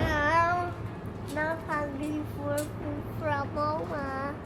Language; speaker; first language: English; non-native, learner; Dutch